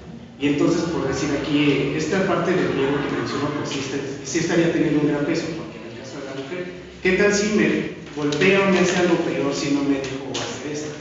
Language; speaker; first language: Spanish; native; Spanish